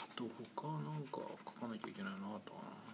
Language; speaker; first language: Japanese; native; Japanese